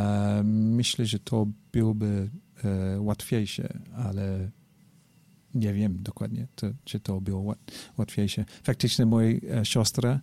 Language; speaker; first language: Polish; non-native, learner; English